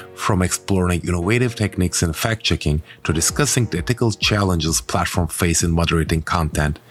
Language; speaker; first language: English; non-native, fluent; Turkish